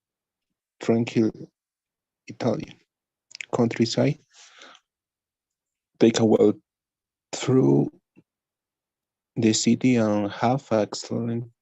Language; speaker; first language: English; non-native, learner; Spanish